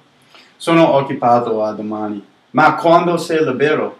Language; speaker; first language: Italian; non-native, learner; English